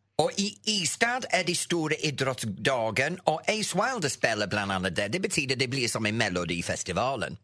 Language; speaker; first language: Swedish; non-native, fluent; English